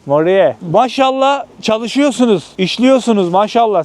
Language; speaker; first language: Turkish; native; Turkish